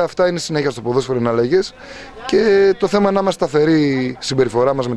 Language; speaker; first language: Greek; native; Greek